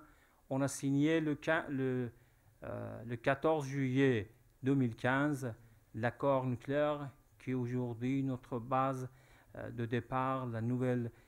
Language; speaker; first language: French; non-native, fluent; Persian